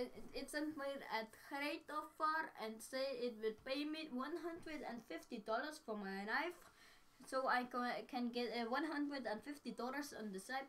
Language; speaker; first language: English; non-native, learner; Danish